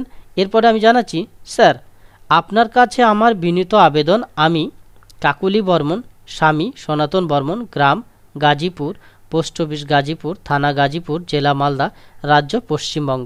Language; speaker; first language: Bangla; native; Bangla